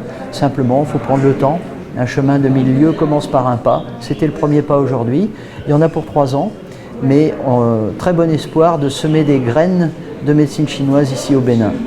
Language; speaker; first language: French; native; French